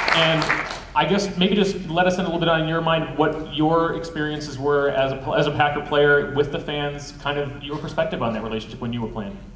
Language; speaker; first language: English; native; English